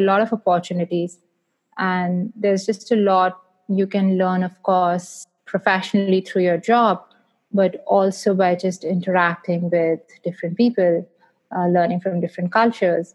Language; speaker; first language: English; non-native, local second language; Hindi